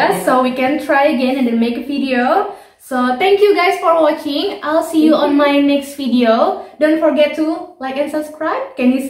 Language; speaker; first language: English; non-native, learner; Indonesian